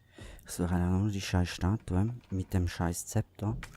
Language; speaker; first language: German; native; German